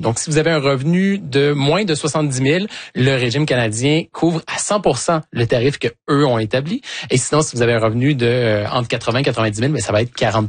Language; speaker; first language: French; native; French